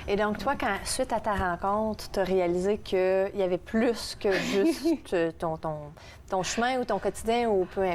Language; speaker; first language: French; native; French